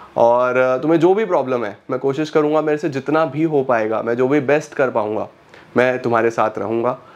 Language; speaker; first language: Hindi; native; Hindi